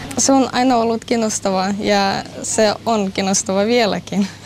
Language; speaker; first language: Finnish; non-native, learner; Russian